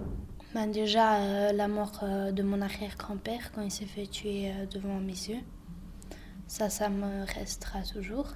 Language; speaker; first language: French; early bilingual, other home language; Bosnian